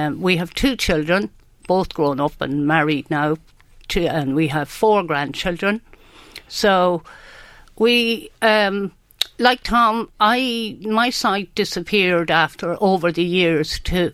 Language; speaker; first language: English; native; English